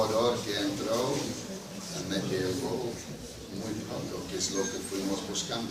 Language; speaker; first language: Spanish; non-native, fluent; English